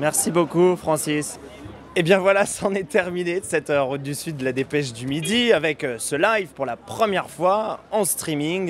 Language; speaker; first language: French; native; French